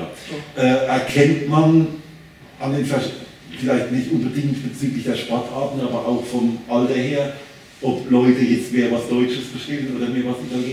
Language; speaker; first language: German; native; German